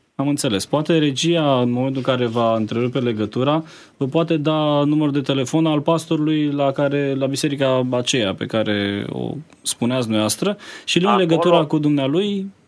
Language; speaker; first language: Romanian; native; Romanian